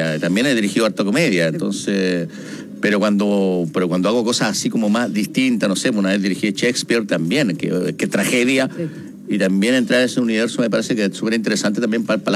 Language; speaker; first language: Spanish; native; Spanish